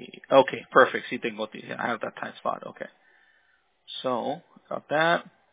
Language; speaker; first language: English; early bilingual, other home language; Spanish